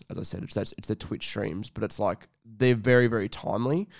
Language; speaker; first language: English; native; English